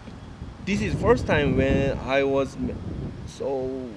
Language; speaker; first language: English; non-native, learner; Korean